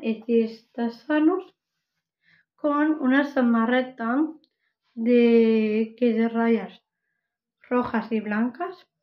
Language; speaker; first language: Spanish; non-native, local second language; Catalan